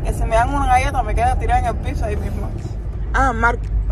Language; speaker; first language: Spanish; native; Spanish